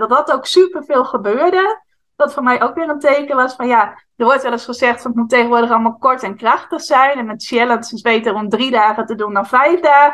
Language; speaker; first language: Dutch; native; Dutch